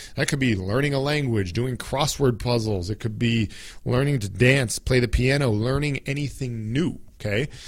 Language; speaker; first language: English; native; English